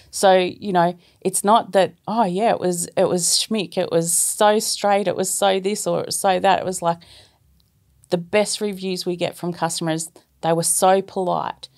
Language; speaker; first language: English; native; English